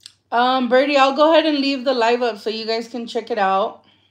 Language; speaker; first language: English; early bilingual, other home language; Spanish